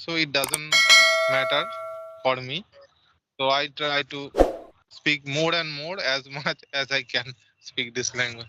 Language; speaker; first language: English; non-native, local second language; Santali